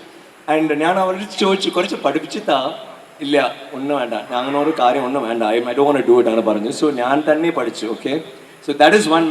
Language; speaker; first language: Malayalam; non-native, learner; Tamil